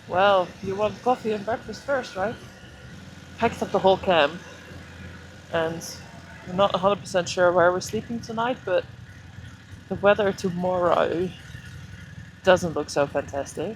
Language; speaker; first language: English; non-native, fluent; Dutch